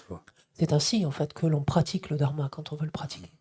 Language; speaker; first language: French; native; French